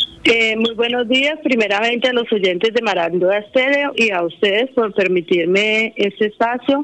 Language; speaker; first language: Spanish; native; Spanish